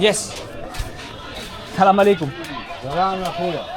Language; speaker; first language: English; non-native, learner; French